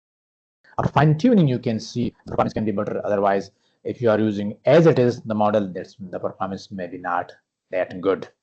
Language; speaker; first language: English; non-native, fluent; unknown